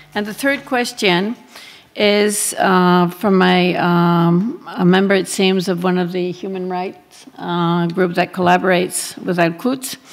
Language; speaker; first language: English; non-native, fluent; Spanish